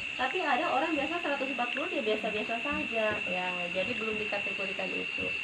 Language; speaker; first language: Indonesian; non-native, local second language; Sundanese